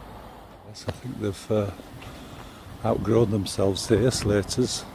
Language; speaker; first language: English; native; English